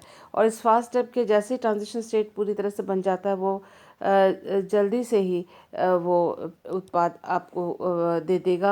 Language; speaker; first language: Hindi; native; Hindi